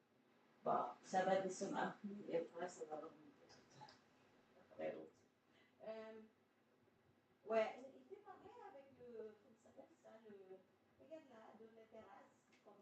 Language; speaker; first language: French; non-native, fluent; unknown